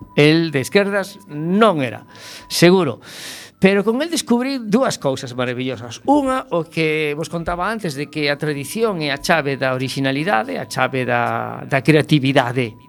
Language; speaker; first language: Galician; native; Galician